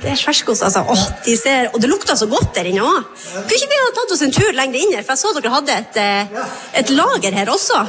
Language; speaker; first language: Norwegian; native; Norwegian